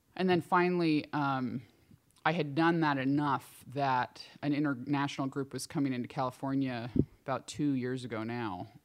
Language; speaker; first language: English; native; English